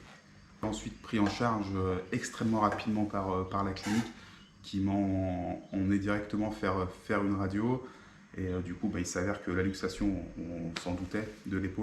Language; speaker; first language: French; native; French